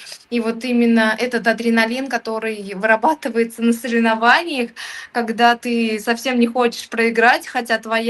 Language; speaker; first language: Russian; native; Russian